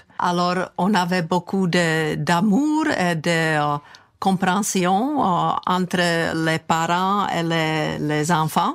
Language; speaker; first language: French; non-native, fluent; Czech